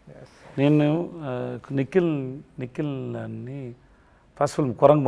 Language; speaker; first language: Telugu; non-native, learner; Tamil